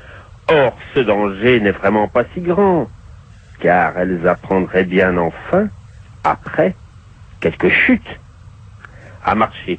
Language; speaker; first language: French; native; French